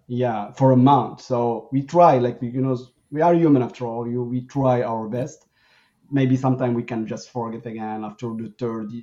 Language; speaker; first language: English; non-native, fluent; Arabic